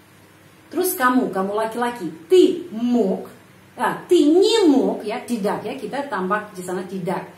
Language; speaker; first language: Indonesian; non-native, fluent; Russian